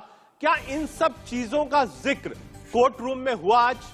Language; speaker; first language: Hindi; native; Hindi